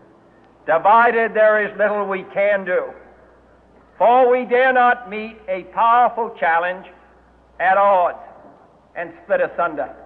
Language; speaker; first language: English; native; English